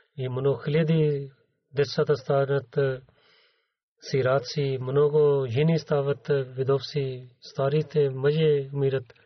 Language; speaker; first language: Bulgarian; non-native, learner; Urdu